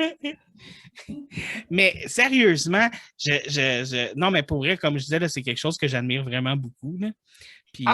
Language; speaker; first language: French; native; French